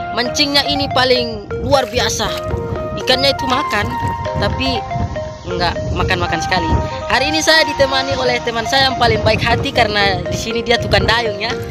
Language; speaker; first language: Indonesian; non-native, local second language; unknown